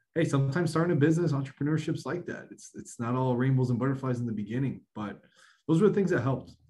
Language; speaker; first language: English; native; English